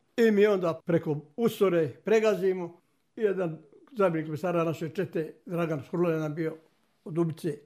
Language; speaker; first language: Serbian; native; Serbian